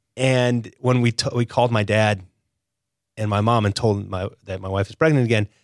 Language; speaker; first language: English; native; English